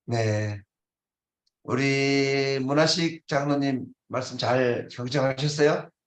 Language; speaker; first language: Korean; native; Korean